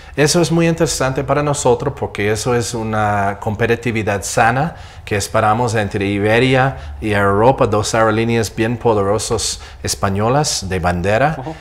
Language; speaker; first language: Spanish; non-native, fluent; English